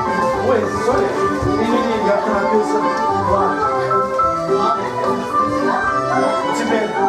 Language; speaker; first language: Russian; native; Russian